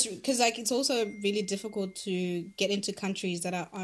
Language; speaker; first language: English; non-native, local second language; Shona